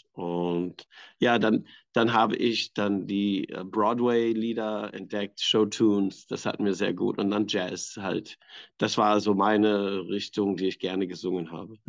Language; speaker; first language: German; non-native, fluent; English